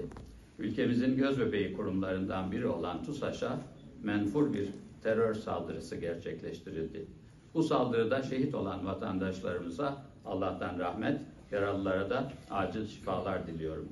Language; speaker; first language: Turkish; native; Turkish